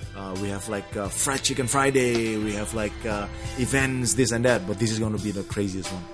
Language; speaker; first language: English; early bilingual, other home language; Indonesian